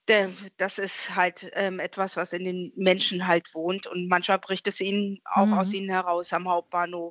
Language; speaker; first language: German; native; German